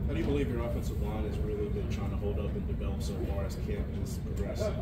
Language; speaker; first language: English; native; English